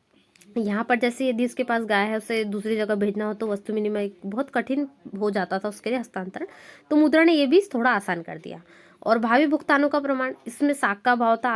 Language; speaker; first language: Hindi; native; Hindi